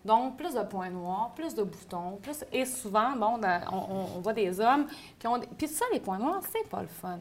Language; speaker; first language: French; native; French